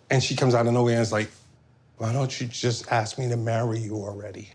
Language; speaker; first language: English; native; English